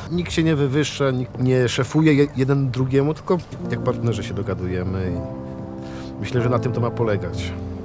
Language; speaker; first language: Polish; native; Polish